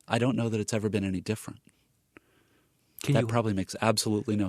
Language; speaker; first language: English; native; English